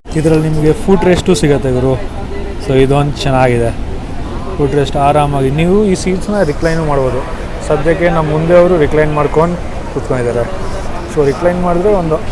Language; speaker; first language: Kannada; non-native, local second language; Hindi